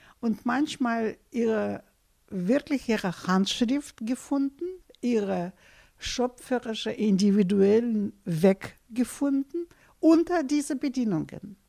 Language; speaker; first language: German; non-native, fluent; Russian